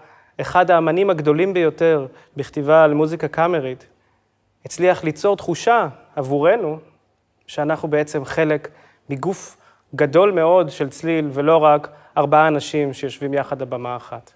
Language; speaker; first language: Hebrew; native; Hebrew